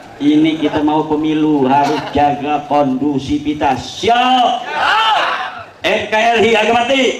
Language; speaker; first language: Indonesian; non-native, local second language; Javanese